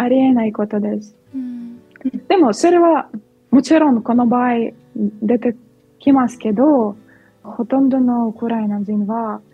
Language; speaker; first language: Japanese; non-native, fluent; Ukrainian